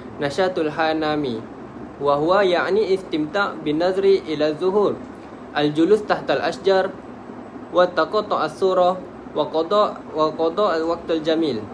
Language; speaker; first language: Arabic; non-native, learner; Malay